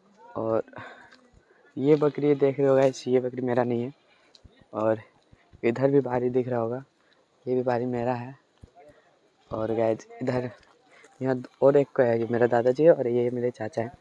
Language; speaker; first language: Hindi; non-native, local second language; Magahi